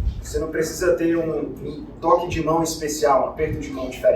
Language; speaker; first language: Portuguese; native; Portuguese